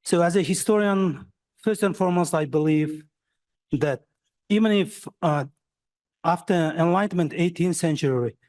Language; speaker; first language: English; non-native, fluent; Kazakh